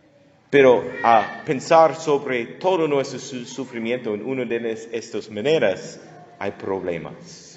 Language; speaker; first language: Spanish; non-native, fluent; English